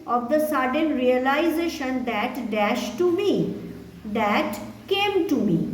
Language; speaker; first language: English; non-native, local second language; Bangla